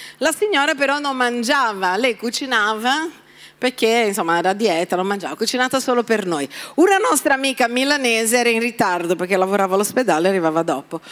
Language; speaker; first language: Italian; non-native, fluent; Portuguese